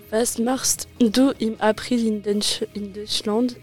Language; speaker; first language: German; non-native, learner; French